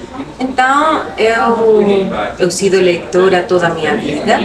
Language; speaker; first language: Portuguese; non-native, local second language; Spanish